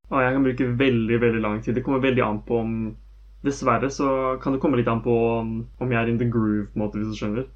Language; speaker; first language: Norwegian; native; Norwegian